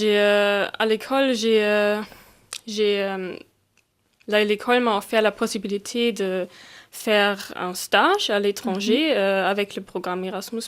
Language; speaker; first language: French; non-native, fluent; German